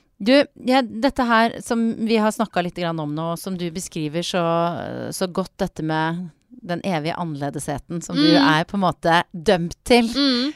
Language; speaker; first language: Norwegian; native; Norwegian